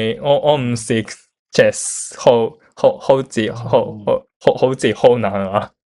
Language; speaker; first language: Cantonese; non-native, learner; Japanese